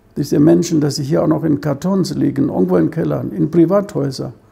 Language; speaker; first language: German; non-native, fluent; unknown